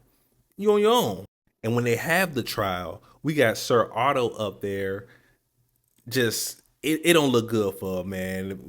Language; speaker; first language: English; native; English